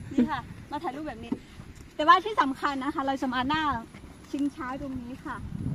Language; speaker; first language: Thai; non-native, local second language; Karen languages